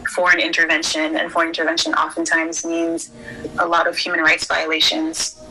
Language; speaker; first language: English; early bilingual, other home language; Haitian Creole